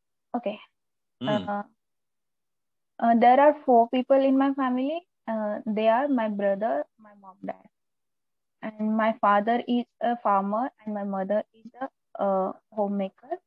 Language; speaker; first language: English; non-native, local second language; Marathi